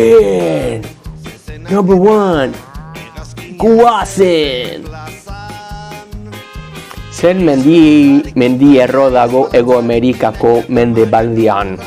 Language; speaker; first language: Basque; non-native, learner; English